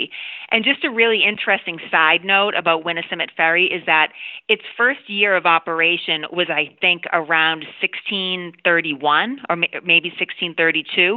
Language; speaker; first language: English; native; English